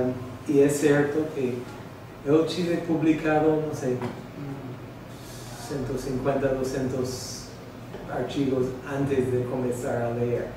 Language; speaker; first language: Portuguese; non-native, learner; English